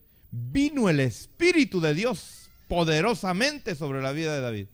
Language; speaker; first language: Spanish; native; Spanish